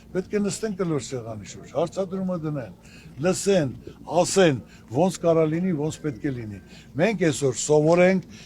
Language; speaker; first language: Armenian; native; Armenian